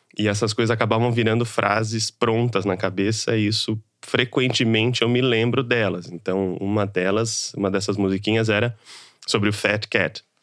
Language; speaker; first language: Portuguese; native; Portuguese